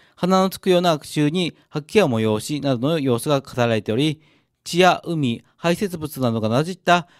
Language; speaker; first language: Japanese; native; Japanese